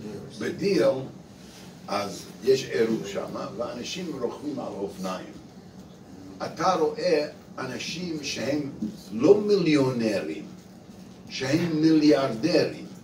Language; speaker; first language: Hebrew; non-native, fluent; English